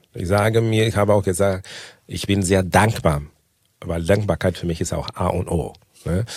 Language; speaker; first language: German; non-native, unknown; Portuguese